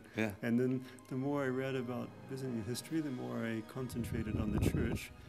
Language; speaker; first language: English; native; English